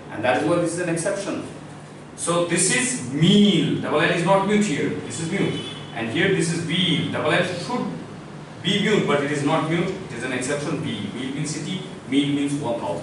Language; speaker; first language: English; non-native, local second language; Hindi